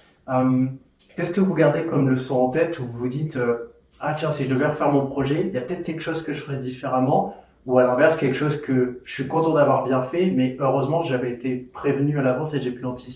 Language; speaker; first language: French; native; French